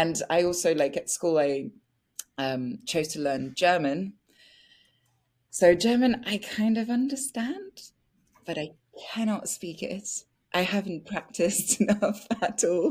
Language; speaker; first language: English; non-native, fluent; French